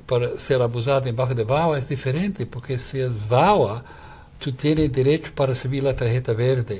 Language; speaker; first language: Spanish; non-native, fluent; Portuguese